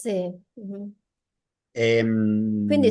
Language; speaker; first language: Italian; non-native, learner; Chinese